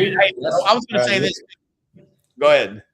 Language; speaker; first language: English; native; English